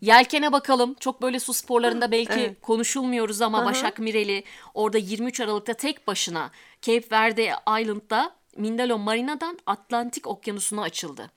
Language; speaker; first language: Turkish; native; Turkish